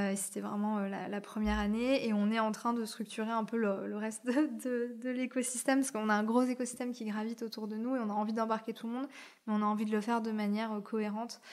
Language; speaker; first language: French; native; French